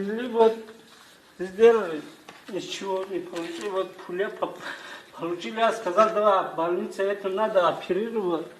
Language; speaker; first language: Russian; non-native, learner; Tajik